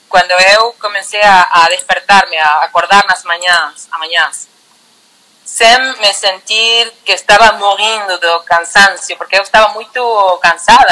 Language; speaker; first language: Portuguese; non-native, learner; Spanish